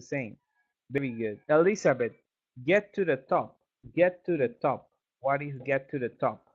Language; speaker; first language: English; non-native, fluent; Spanish